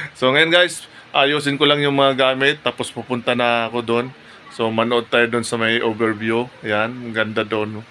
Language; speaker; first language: Filipino; non-native, local second language; Cebuano